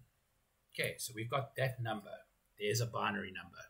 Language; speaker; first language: English; native; English